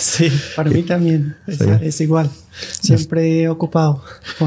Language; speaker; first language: Spanish; non-native, fluent; English